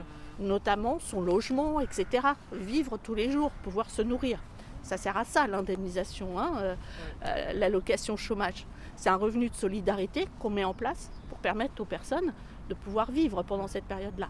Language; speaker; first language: French; native; French